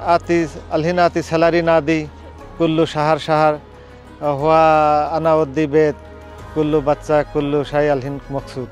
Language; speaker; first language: Arabic; non-native, learner; Urdu